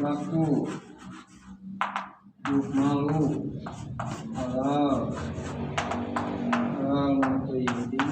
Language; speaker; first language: Arabic; non-native, learner; Indonesian